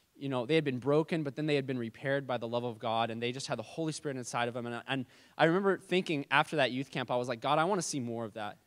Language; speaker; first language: English; native; English